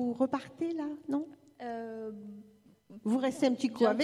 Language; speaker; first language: French; native; French